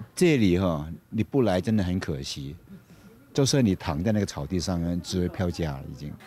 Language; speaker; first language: Chinese; native; Chinese